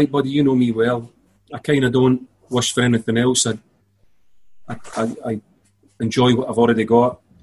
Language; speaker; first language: English; native; English